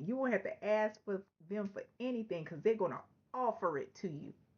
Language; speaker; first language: English; native; English